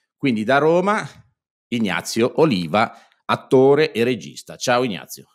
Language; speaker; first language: Italian; native; Italian